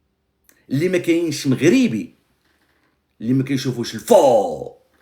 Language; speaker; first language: Arabic; native; Arabic